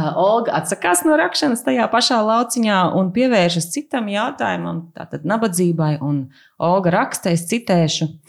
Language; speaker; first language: Latvian; native; Latvian